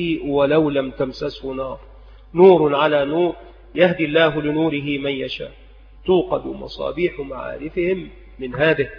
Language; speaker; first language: Arabic; native; Arabic